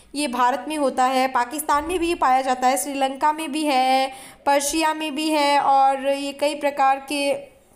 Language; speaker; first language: Hindi; native; Hindi